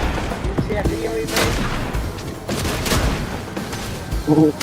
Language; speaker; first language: English; native; English